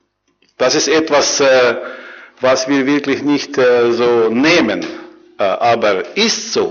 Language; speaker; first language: German; non-native, learner; Croatian